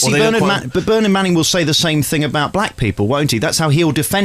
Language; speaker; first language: English; native; English